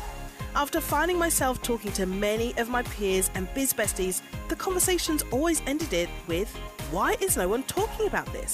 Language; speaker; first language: English; native; English